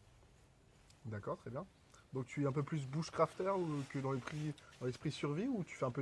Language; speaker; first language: French; native; French